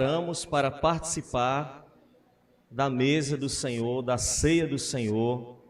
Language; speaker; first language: Portuguese; native; Portuguese